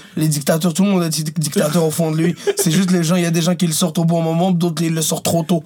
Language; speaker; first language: French; early bilingual, other home language; Arabic